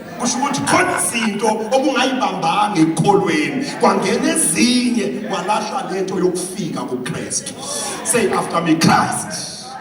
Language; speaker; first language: Zulu; native; Zulu